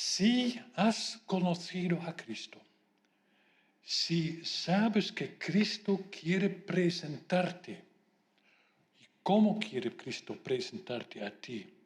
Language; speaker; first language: Spanish; non-native, fluent; Dutch